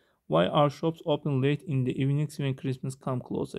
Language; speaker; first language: English; non-native, fluent; Azerbaijani